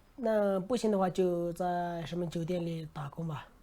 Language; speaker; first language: Chinese; non-native, local second language; Tibetan